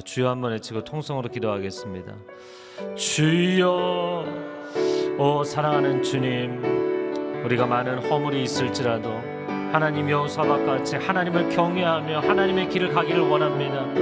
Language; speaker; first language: Korean; native; Korean